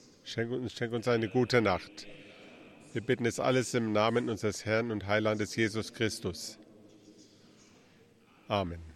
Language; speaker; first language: German; early bilingual, heritage; German